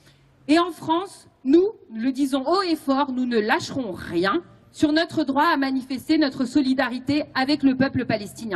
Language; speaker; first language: French; native; French